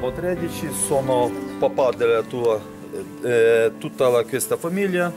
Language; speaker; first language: Italian; non-native, learner; Ukrainian